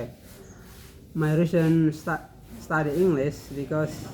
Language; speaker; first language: English; non-native, learner; Indonesian